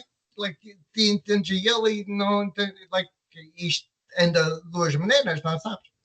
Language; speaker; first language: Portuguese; early bilingual, heritage; Portuguese